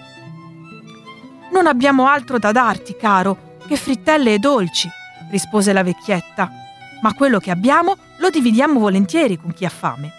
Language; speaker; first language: Italian; native; Italian